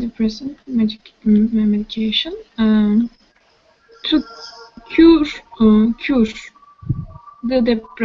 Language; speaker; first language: English; non-native, learner; Turkish